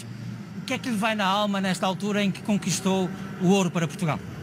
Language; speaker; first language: Portuguese; native; Portuguese